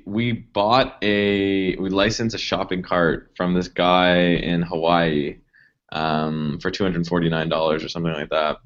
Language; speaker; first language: English; native; English